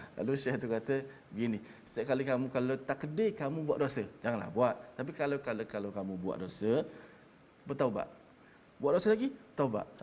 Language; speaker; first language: Malay; native; Malay